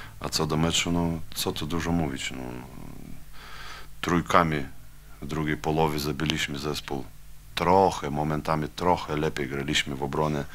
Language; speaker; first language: Polish; non-native, fluent; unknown